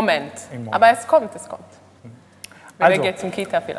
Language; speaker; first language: German; non-native, learner; Hebrew